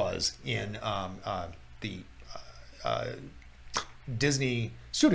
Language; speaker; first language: English; native; English